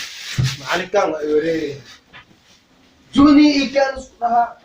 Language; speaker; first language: Arabic; non-native, learner; Somali